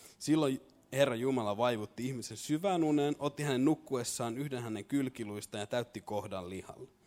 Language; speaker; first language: Finnish; native; Finnish